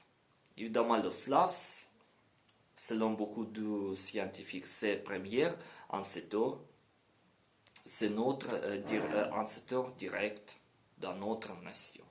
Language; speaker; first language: French; non-native, learner; Ukrainian